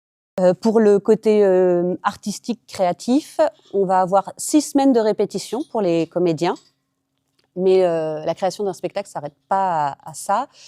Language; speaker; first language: French; native; French